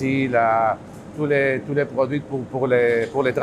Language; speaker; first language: French; non-native, learner; Basque